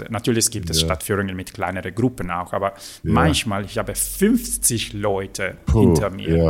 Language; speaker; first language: German; non-native, fluent; Italian